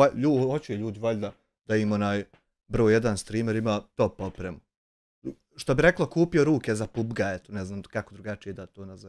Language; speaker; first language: Bosnian; native; Bosnian